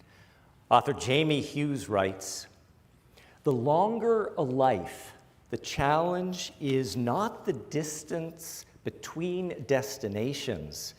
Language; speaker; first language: English; native; English